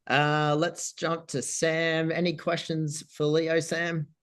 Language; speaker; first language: English; native; English